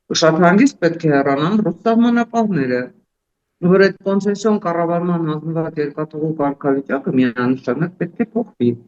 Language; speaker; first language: Armenian; native; Armenian